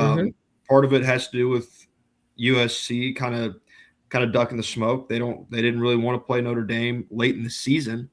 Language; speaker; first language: English; native; English